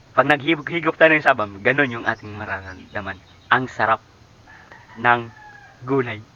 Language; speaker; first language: Filipino; native; Filipino